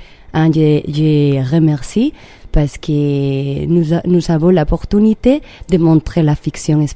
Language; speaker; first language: French; non-native, learner; Spanish